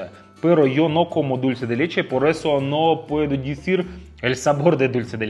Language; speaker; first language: Spanish; non-native, fluent; Russian